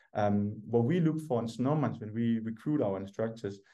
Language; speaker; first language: English; non-native, fluent; Danish